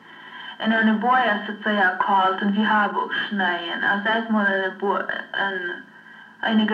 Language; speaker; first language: German; non-native, learner; Low German